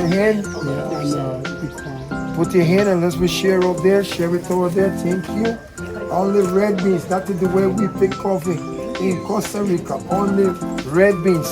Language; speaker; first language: English; non-native, local second language; Spanish